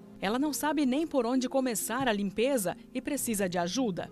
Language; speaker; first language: Portuguese; native; Portuguese